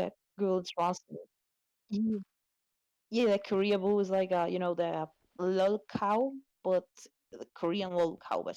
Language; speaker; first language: English; non-native, learner; Spanish